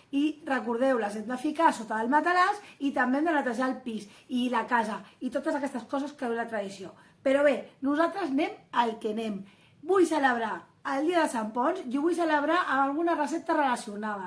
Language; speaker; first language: Catalan; native; Catalan